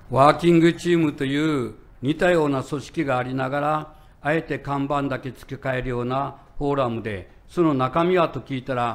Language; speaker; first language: Japanese; native; Japanese